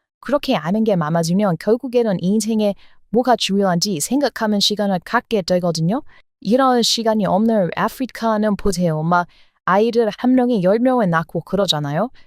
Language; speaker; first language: Korean; non-native, fluent; English